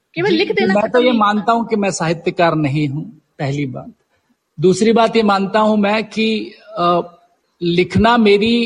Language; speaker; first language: Hindi; native; Hindi